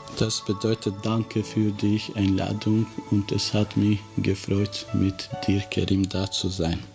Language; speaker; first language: German; non-native, fluent; Albanian